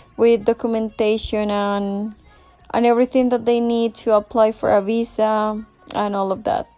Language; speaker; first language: English; non-native, fluent; Spanish